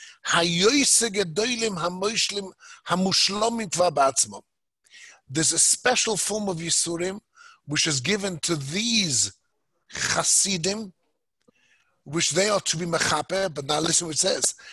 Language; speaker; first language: English; native; English